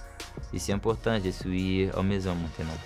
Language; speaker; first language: French; non-native, learner; Portuguese